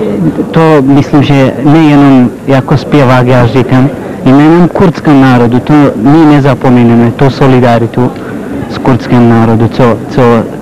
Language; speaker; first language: Czech; non-native, learner; Kurdish